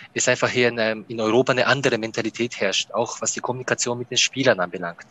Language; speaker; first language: German; non-native, fluent; Japanese